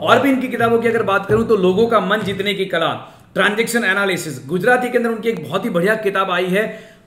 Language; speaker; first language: Hindi; non-native, local second language; Gujarati